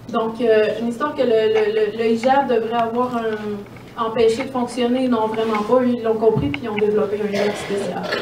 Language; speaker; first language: French; native; French